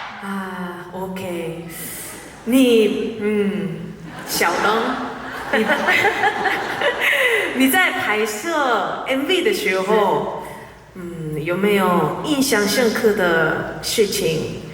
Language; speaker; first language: Chinese; non-native, learner; Korean